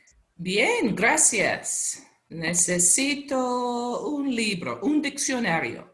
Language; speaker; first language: Spanish; non-native, learner; English